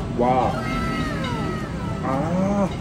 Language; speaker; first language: English; non-native, fluent; Japanese